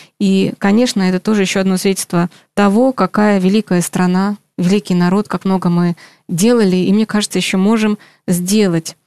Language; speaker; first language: Russian; native; Russian